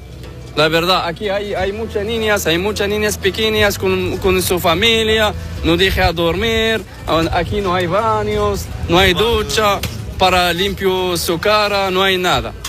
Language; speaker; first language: Spanish; non-native, learner; Arabic